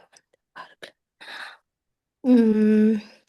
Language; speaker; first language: English; non-native, learner; Bangla